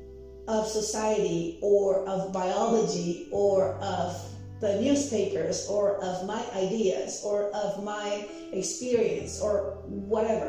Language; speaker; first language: English; non-native, fluent; Spanish